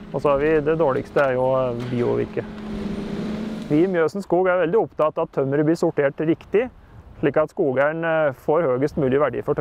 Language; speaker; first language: Norwegian; native; Norwegian